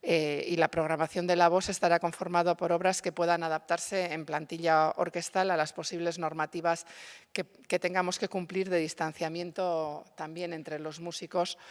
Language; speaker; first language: Spanish; non-native, local second language; Basque